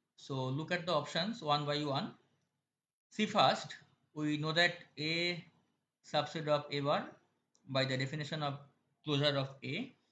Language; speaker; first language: English; non-native, local second language; Bangla